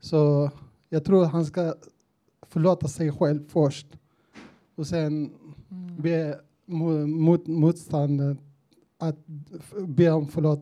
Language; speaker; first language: Swedish; non-native, learner; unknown